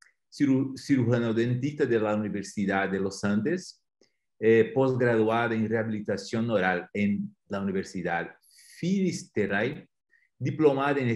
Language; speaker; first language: Spanish; non-native, fluent; Portuguese